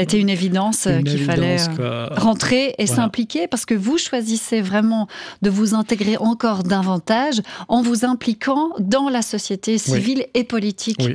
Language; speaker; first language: French; native; French